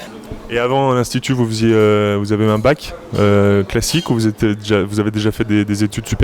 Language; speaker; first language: French; native; French